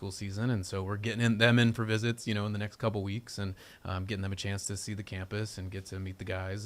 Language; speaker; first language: English; native; English